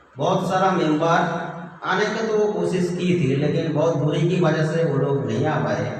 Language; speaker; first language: Hindi; non-native, local second language; Bangla